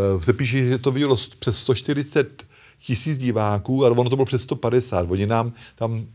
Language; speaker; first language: Czech; native; Czech